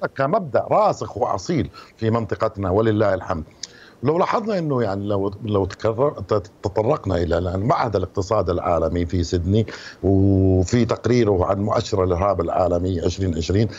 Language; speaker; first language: Arabic; native; Arabic